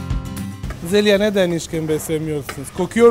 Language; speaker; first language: Turkish; non-native, learner; Italian